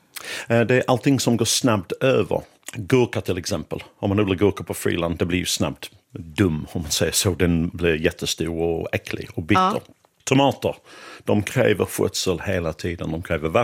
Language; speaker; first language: Swedish; native; Swedish